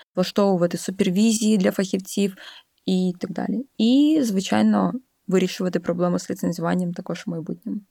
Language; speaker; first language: Ukrainian; native; Ukrainian